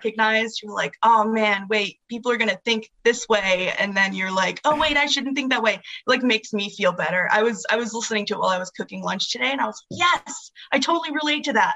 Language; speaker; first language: English; native; English